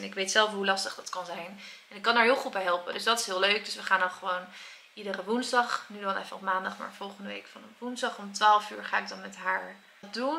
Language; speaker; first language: Dutch; native; Dutch